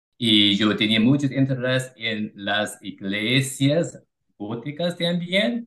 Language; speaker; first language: Spanish; non-native, learner; English